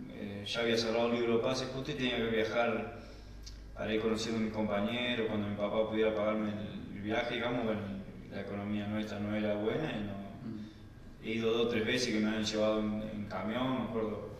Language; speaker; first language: Spanish; native; Spanish